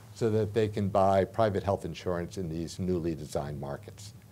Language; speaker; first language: English; native; English